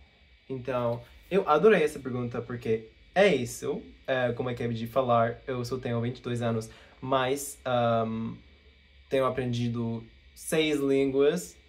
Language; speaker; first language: Portuguese; non-native, fluent; English